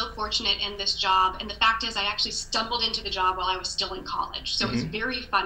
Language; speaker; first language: English; native; English